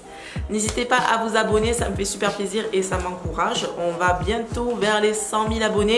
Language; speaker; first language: French; native; French